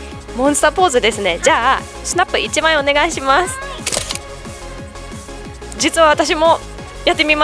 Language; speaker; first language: Japanese; non-native, fluent; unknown